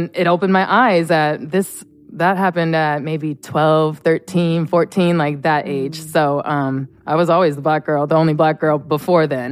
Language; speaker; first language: English; native; English